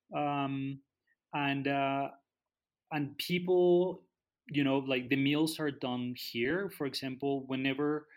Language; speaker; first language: English; non-native, fluent; Spanish